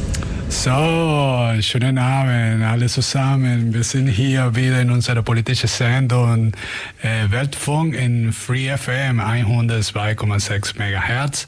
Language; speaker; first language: German; non-native, learner; Spanish